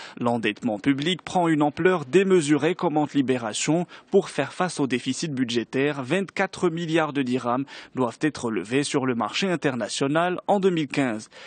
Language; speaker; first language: French; non-native, local second language; Arabic